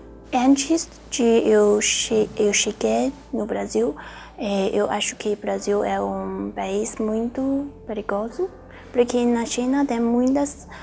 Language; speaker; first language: Portuguese; non-native, learner; Chinese